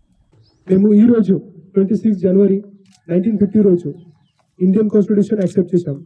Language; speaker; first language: Telugu; non-native, learner; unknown